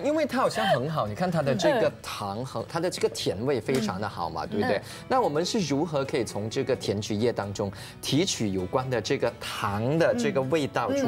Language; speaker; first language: Chinese; native; Chinese